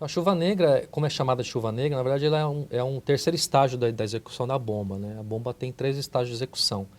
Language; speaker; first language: Portuguese; native; Portuguese